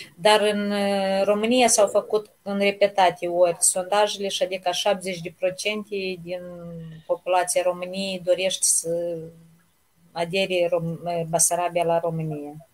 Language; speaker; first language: Romanian; native; Romanian